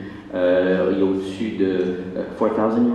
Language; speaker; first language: French; native; French